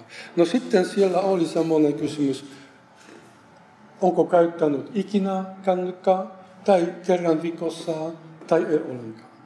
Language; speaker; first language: Finnish; non-native, fluent; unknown